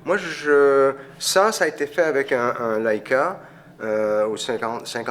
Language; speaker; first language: French; non-native, fluent; English